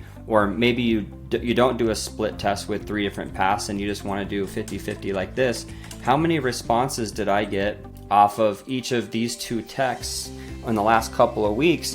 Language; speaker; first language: English; native; English